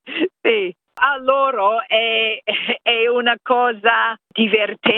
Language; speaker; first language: Italian; non-native, fluent; English